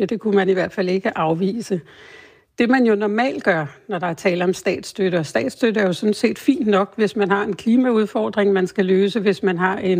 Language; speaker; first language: Danish; native; Danish